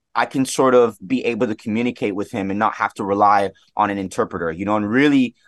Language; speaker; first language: English; native; English